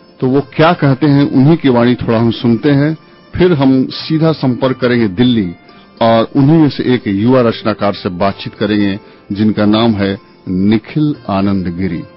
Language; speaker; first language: Hindi; native; Hindi